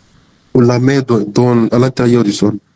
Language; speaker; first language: French; non-native, local second language; Arabic